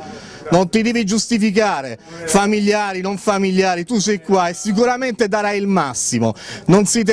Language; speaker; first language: Italian; native; Italian